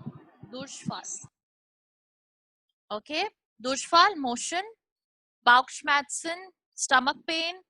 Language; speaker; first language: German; non-native, learner; Hindi